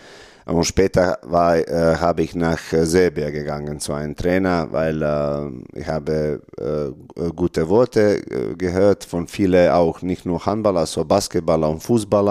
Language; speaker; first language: German; non-native, learner; Serbian